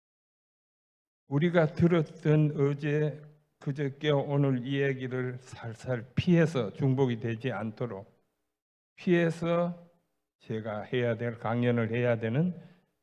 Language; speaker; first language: Korean; native; Korean